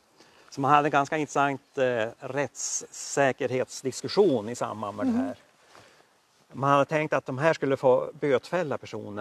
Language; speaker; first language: Swedish; native; Swedish